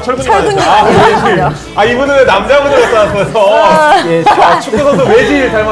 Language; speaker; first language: Korean; native; Korean